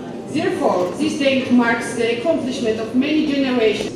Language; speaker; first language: English; non-native, fluent; Georgian